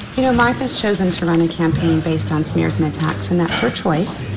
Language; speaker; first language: English; native; English